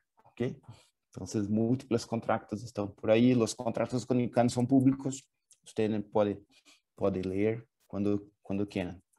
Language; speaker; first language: Spanish; non-native, fluent; Portuguese